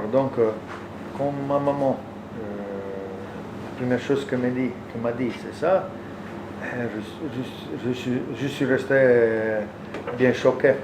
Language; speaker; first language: French; non-native, learner; Italian